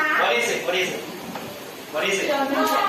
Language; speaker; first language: English; non-native, learner; Thai